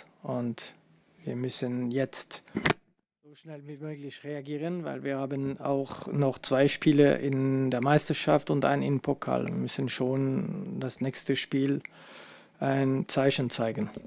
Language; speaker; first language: German; non-native, fluent; French